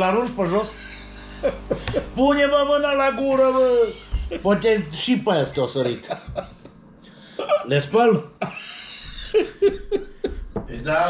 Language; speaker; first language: Romanian; native; Romanian